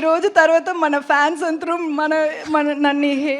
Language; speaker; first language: Telugu; non-native, learner; Tamil